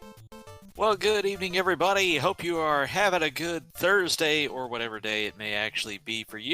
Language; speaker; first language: English; native; English